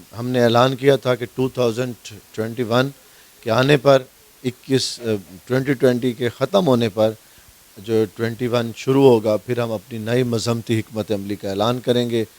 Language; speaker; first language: Urdu; non-native, local second language; Saraiki